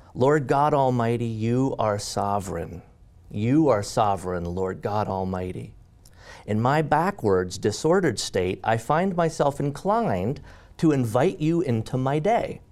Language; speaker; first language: English; native; English